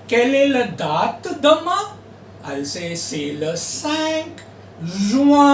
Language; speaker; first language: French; non-native, fluent; Hindi